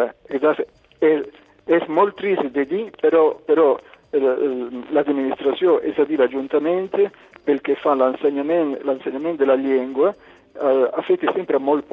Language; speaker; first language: Catalan; non-native, local second language; Italian